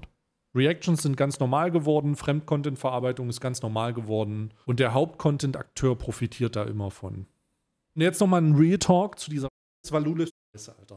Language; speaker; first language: German; native; German